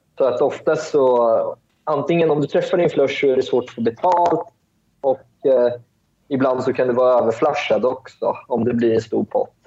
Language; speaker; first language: Swedish; early bilingual, other home language; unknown